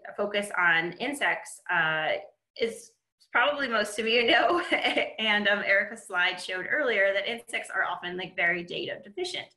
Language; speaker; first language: English; native; English